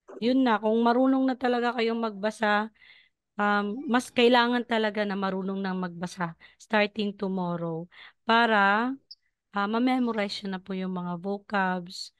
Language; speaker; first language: Filipino; non-native, local second language; Cebuano